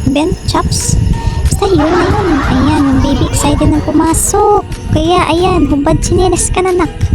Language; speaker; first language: Filipino; non-native, local second language; Hiligaynon